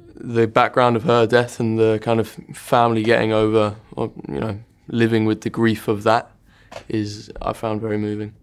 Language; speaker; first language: English; native; English